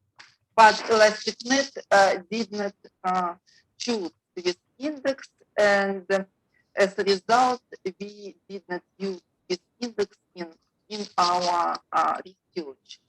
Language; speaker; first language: English; non-native, learner; Russian